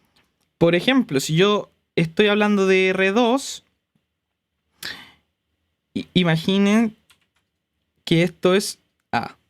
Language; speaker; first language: Spanish; native; Spanish